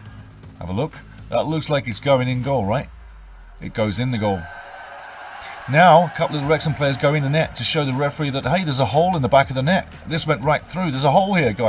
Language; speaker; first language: English; native; English